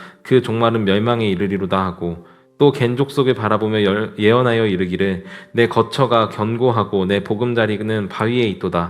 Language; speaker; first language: Korean; native; Korean